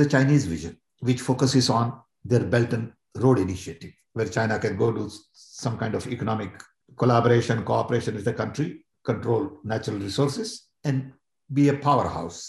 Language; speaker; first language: English; non-native, local second language; Gujarati